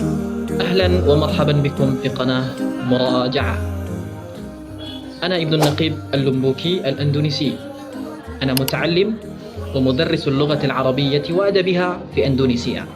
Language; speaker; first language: Arabic; non-native, fluent; Indonesian